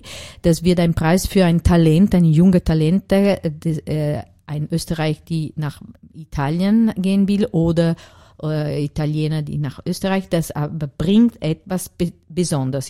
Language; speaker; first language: German; non-native, learner; Italian